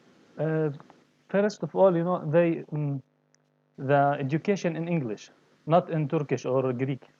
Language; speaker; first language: English; non-native, learner; Arabic